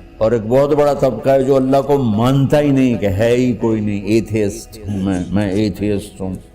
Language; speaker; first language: Urdu; non-native, local second language; Punjabi